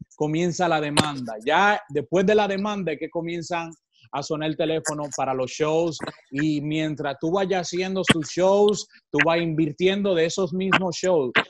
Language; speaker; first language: Spanish; native; Spanish